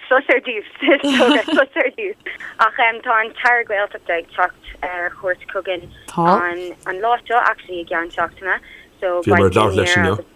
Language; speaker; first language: Irish; non-native, local second language; English